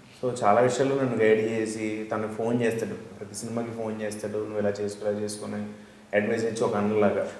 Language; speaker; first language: Telugu; native; Telugu